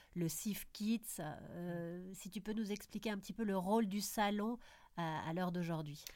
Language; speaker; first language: French; native; French